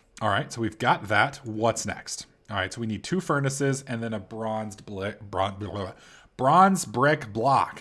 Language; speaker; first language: English; native; English